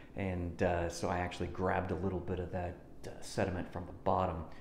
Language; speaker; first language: English; native; English